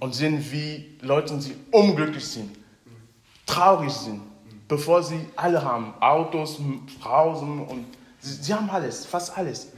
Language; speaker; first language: German; non-native, fluent; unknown